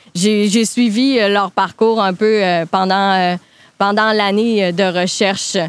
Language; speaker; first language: French; native; French